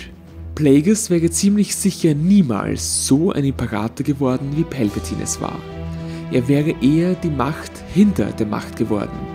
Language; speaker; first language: German; native; German